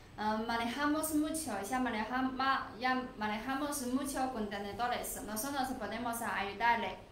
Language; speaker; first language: Spanish; non-native, learner; Chinese